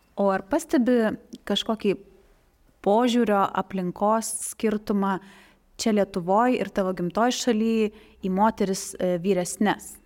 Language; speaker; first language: Lithuanian; native; Lithuanian